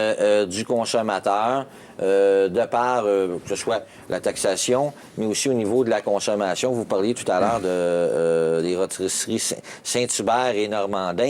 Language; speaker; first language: French; native; French